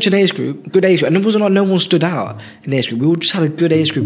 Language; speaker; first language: English; native; English